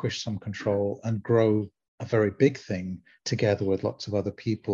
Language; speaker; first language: English; native; English